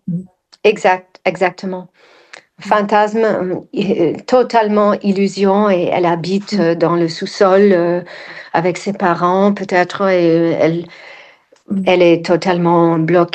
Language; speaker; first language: French; non-native, fluent; English